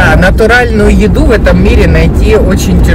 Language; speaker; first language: Russian; native; Russian